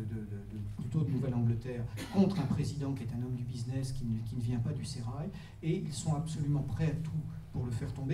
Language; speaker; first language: French; native; French